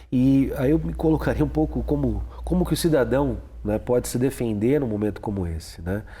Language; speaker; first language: Portuguese; native; Portuguese